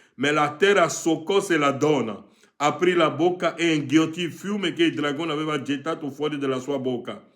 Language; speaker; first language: Italian; non-native, fluent; French